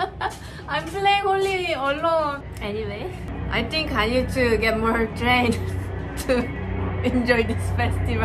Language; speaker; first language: English; non-native, learner; Korean